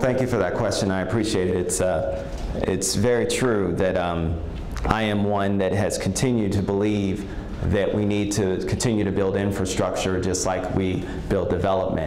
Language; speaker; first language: English; native; English